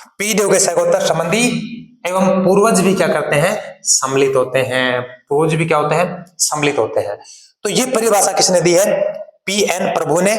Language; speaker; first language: Hindi; native; Hindi